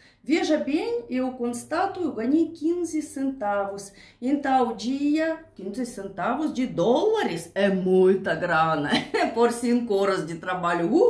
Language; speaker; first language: Portuguese; non-native, learner; Russian